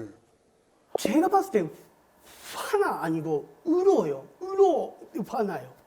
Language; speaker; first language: Korean; non-native, learner; Japanese